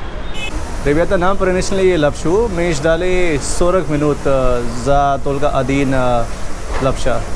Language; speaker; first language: Russian; non-native, learner; Hindi